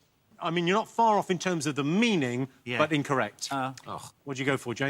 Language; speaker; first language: English; native; English